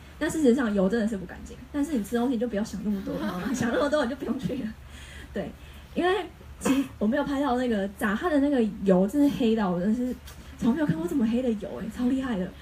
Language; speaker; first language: Chinese; native; Chinese